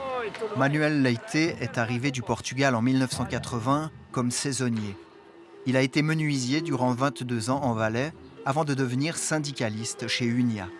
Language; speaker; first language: French; native; French